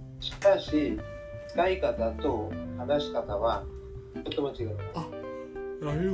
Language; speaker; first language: Japanese; non-native, learner; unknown